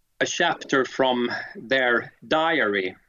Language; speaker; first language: English; non-native, fluent; Swedish